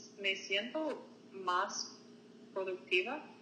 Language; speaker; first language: Spanish; non-native, learner; English